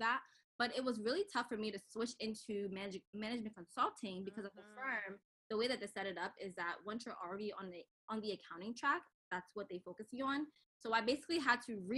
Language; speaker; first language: English; non-native, local second language; French